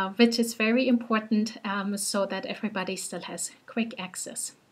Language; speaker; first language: English; non-native, fluent; German